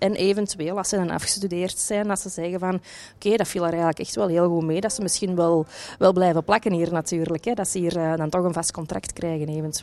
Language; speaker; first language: Dutch; native; Dutch